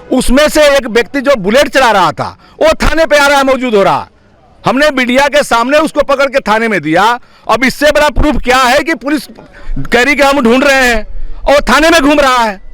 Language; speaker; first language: Hindi; native; Hindi